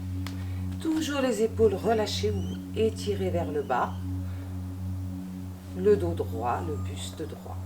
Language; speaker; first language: French; native; French